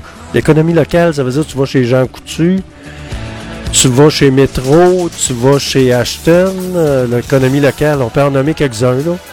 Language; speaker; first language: French; native; French